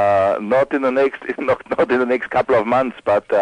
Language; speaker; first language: English; non-native, fluent; German